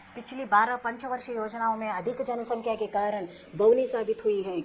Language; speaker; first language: Hindi; non-native, local second language; Kannada